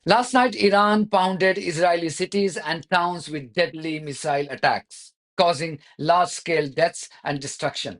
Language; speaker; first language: English; non-native, local second language; Hindi